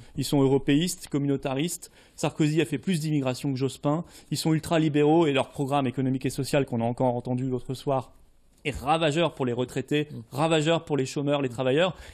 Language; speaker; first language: French; native; French